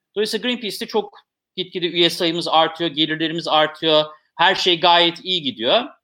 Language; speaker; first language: Turkish; native; Turkish